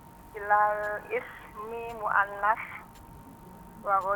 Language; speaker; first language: Arabic; non-native, learner; Indonesian